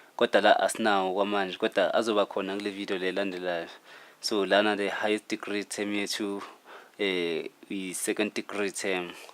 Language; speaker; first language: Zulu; native; Zulu